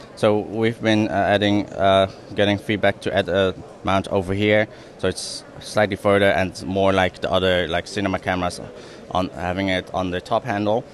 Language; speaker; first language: English; non-native, fluent; Dutch